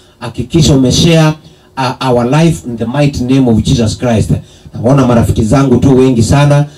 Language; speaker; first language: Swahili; non-native, local second language; Gusii